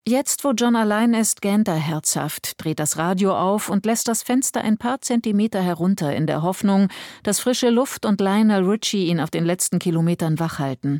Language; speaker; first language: German; native; German